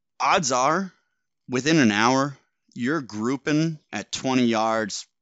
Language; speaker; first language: English; native; English